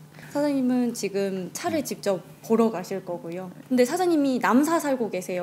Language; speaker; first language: Korean; native; Korean